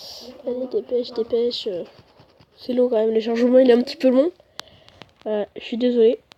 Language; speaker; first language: French; native; French